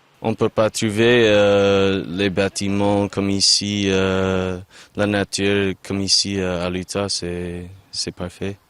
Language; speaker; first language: French; non-native, learner; English